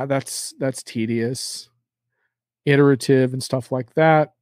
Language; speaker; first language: English; native; English